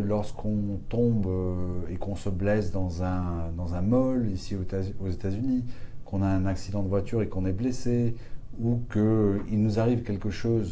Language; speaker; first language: French; native; French